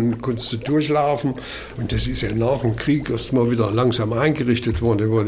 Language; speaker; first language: German; native; German